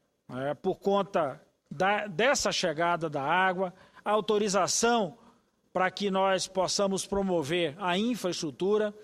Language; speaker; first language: Portuguese; native; Portuguese